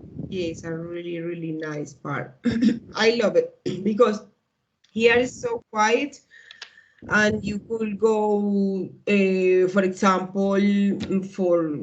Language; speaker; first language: English; non-native, learner; Spanish